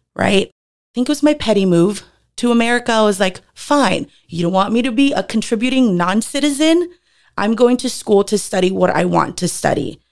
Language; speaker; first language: English; early bilingual, other home language; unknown